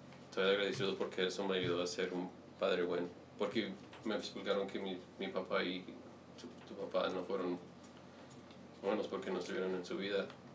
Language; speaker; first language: Spanish; early bilingual, heritage; Spanish